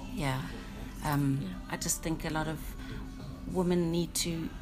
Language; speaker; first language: English; native; English